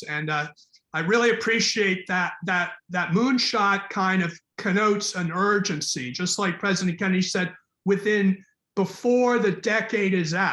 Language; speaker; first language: English; native; English